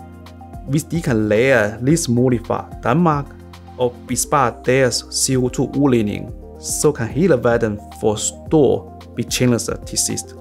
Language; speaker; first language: Danish; non-native, fluent; Chinese